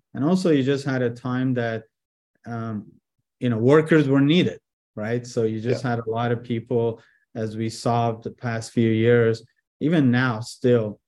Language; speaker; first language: English; early bilingual, other home language; Persian